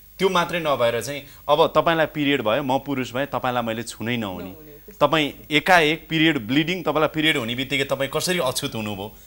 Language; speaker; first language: Nepali; native; Nepali